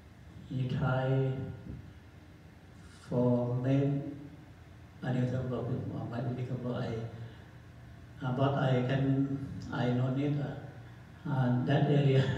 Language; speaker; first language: English; non-native, learner; Thai